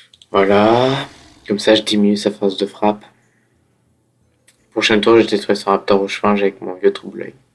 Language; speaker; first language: French; native; French